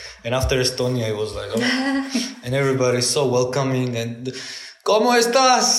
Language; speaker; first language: English; non-native, fluent; Georgian